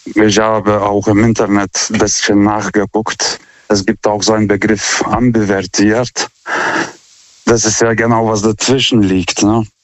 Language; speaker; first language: German; non-native, fluent; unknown